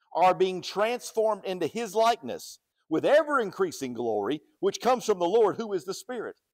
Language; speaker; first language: English; native; English